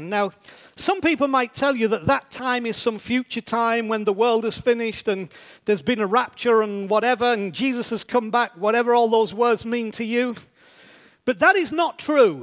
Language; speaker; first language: English; native; English